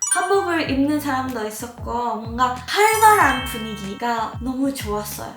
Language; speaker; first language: Korean; non-native, fluent; Japanese